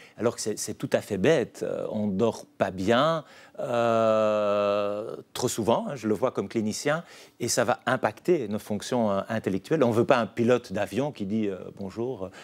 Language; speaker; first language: French; native; French